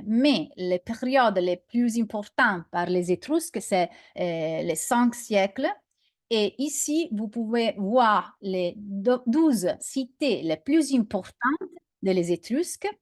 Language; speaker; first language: French; non-native, learner; Italian